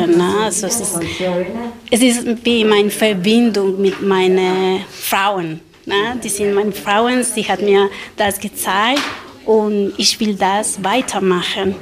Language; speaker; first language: German; non-native, learner; Spanish